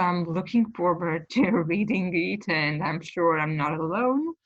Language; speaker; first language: English; non-native, fluent; Georgian